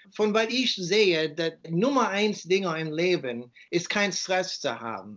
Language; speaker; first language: German; early bilingual, heritage; German